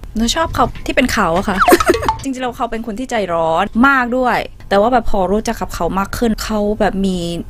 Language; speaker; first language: Thai; non-native, fluent; Korean